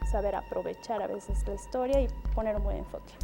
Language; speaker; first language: Spanish; native; Spanish